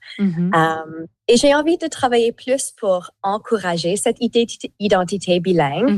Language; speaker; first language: French; non-native, local second language; English